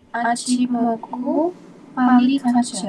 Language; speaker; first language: Korean; non-native, learner; Indonesian